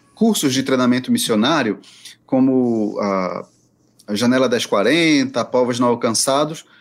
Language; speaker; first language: Portuguese; native; Portuguese